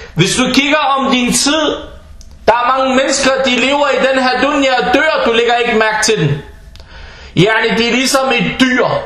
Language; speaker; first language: Danish; non-native, fluent; Arabic